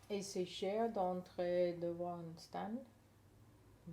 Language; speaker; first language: French; non-native, learner; English